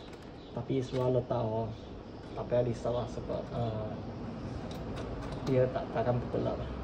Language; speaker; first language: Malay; non-native, local second language; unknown